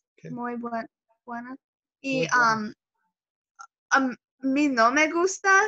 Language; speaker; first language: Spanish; non-native, learner; English